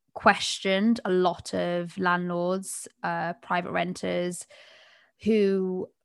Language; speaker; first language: English; early bilingual, other home language; Bangla